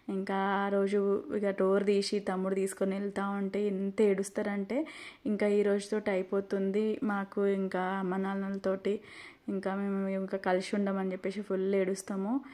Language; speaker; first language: Telugu; non-native, local second language; Lambadi